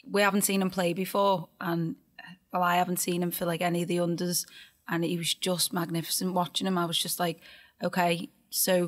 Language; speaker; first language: English; native; English